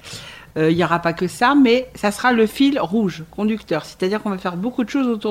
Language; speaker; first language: French; native; French